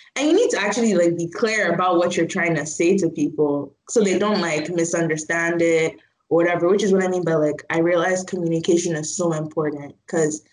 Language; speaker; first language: English; non-native, local second language; Igbo